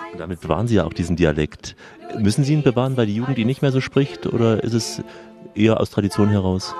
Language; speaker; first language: German; native; German